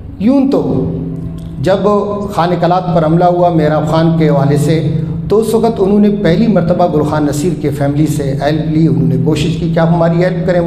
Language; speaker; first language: Urdu; non-native, local second language; Baluchi